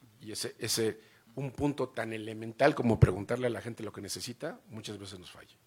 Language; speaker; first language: Spanish; native; Spanish